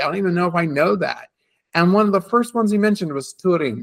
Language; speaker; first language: English; native; English